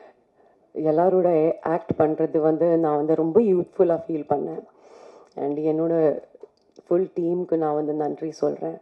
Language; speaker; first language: Tamil; non-native, fluent; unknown